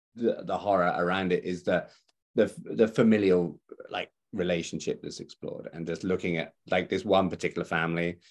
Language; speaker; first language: English; native; English